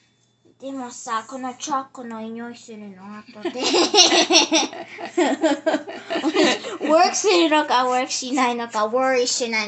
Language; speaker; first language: Japanese; early bilingual, heritage; Japanese